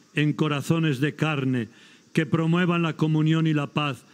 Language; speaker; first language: Spanish; native; Spanish